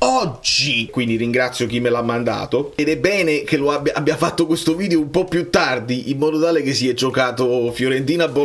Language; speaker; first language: Italian; native; Italian